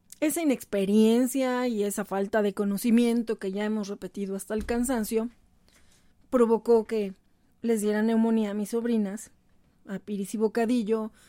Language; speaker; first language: Spanish; native; Spanish